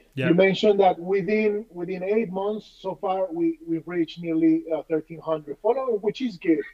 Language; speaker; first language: English; non-native, fluent; Spanish